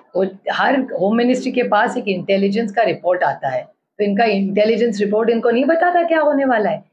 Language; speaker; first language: Hindi; non-native, local second language; Marathi